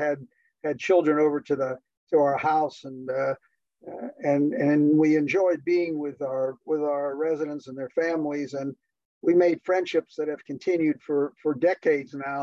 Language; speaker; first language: English; native; English